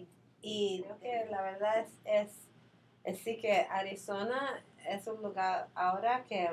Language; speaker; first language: Spanish; non-native, fluent; English